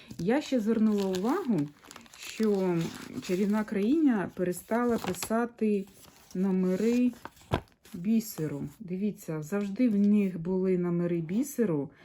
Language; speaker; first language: Ukrainian; non-native, local second language; Russian